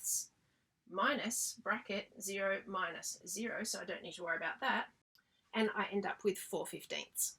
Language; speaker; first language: English; native; English